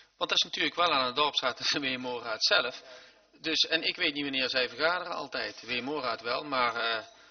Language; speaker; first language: Dutch; native; Dutch